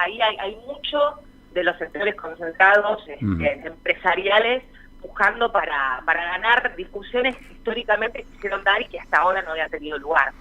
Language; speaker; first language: Spanish; native; Spanish